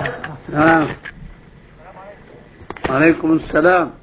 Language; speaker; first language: Arabic; early bilingual, other home language; Albanian